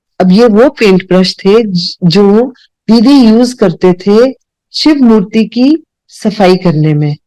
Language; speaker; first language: Hindi; non-native, local second language; Punjabi